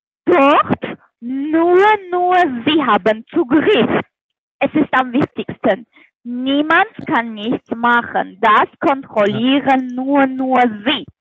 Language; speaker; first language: German; non-native, learner; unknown